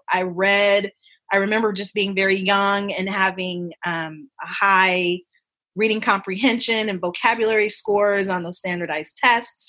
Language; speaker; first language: English; native; English